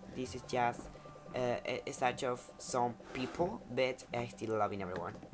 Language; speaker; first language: English; non-native, fluent; Spanish